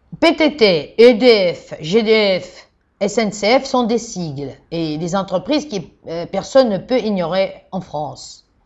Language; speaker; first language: French; non-native, fluent; Georgian